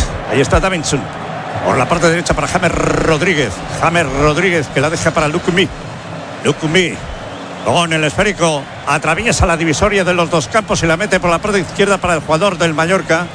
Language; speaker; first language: Spanish; native; Spanish